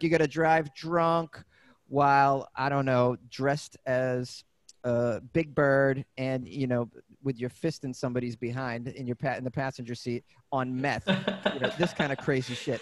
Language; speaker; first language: English; native; English